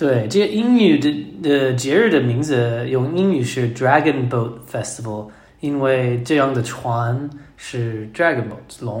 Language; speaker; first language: Chinese; non-native, learner; English